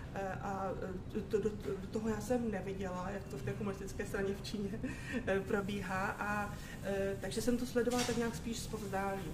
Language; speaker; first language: Czech; native; Czech